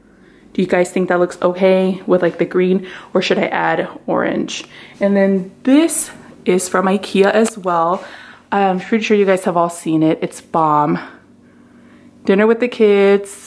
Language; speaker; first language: English; early bilingual, other home language; Spanish